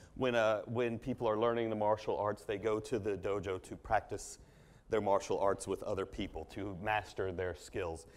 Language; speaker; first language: English; native; English